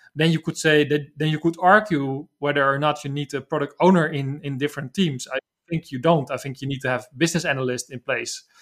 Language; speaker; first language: English; non-native, fluent; Dutch